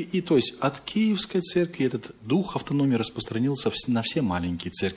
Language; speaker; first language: Russian; native; Russian